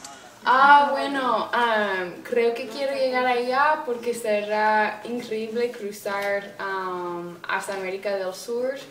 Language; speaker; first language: Spanish; non-native, learner; English